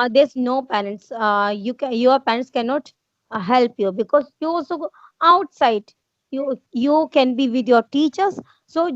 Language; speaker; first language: English; non-native, learner; Hindi